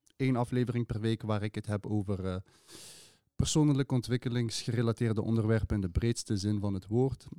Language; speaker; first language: Dutch; early bilingual, other home language; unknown